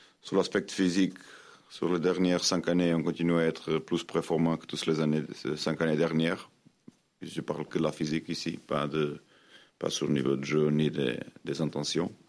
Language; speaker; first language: French; non-native, fluent; Portuguese